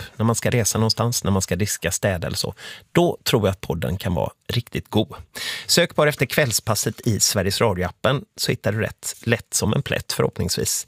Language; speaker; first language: Swedish; native; Swedish